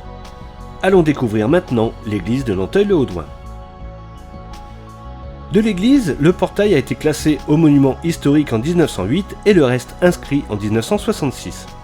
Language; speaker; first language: French; native; French